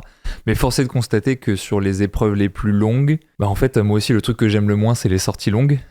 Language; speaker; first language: French; native; French